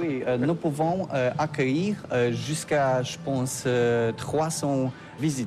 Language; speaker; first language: French; non-native, learner; Polish